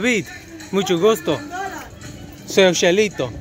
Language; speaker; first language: Spanish; non-native, learner; English